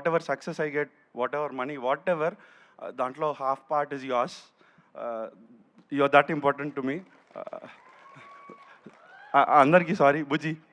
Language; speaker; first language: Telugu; native; Telugu